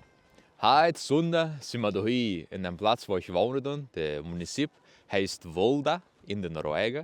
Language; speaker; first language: German; early bilingual, heritage; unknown